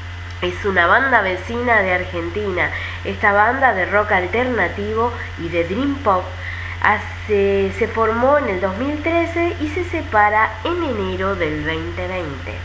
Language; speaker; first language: Spanish; native; Spanish